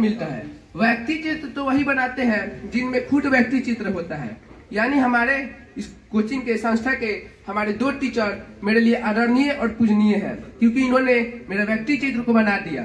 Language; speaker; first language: Hindi; native; Hindi